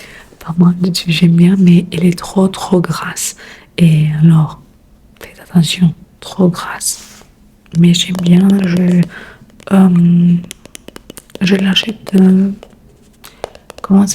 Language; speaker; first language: French; non-native, learner; Spanish